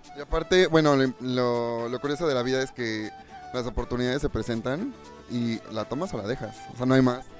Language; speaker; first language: Spanish; native; Spanish